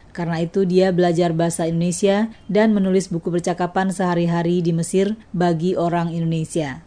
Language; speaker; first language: Indonesian; native; Indonesian